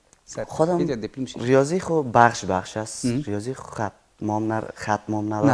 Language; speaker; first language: Persian; native; Persian